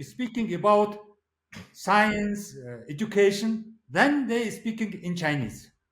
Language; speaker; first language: English; non-native, learner; Mongolian